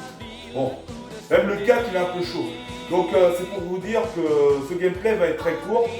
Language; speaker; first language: French; native; French